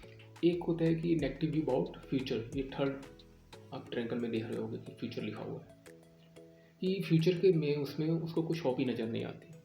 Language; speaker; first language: Hindi; non-native, local second language; Punjabi